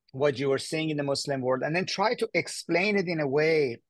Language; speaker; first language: English; early bilingual, other home language; Persian